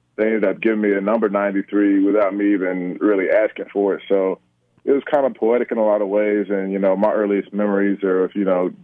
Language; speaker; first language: English; native; English